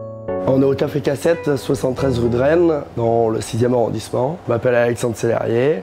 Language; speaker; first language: French; native; French